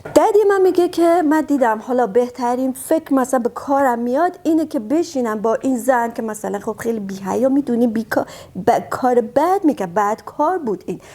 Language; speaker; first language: Persian; early bilingual, heritage; Persian